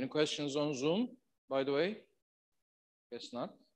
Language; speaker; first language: English; non-native, fluent; Turkish